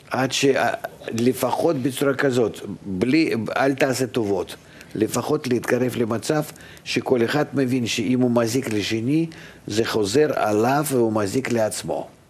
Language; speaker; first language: Hebrew; non-native, fluent; Russian